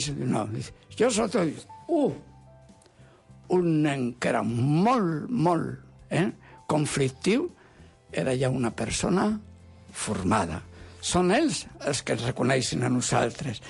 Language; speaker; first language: Catalan; non-native, local second language; Spanish